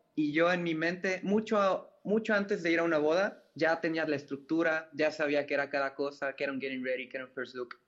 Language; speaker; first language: Spanish; native; Spanish